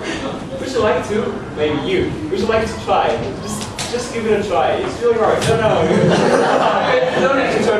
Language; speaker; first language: English; non-native, fluent; German